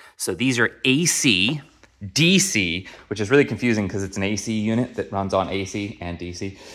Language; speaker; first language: English; native; English